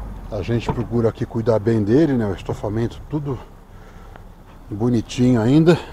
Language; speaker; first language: Portuguese; native; Portuguese